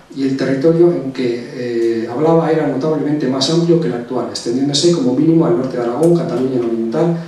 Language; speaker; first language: Spanish; non-native, local second language; Basque